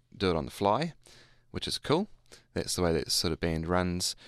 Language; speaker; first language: English; native; English